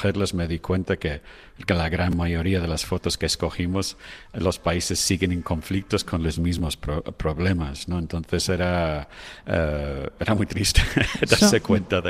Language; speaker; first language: Spanish; non-native, fluent; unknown